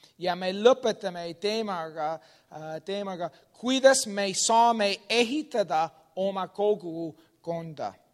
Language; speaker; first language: Estonian; non-native, learner; English